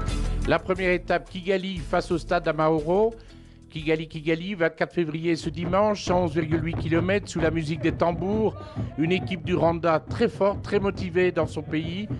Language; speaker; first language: French; native; French